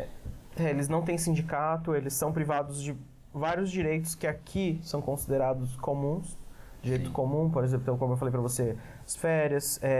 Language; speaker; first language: Portuguese; non-native, fluent; English